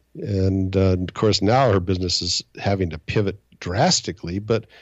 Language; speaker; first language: English; native; English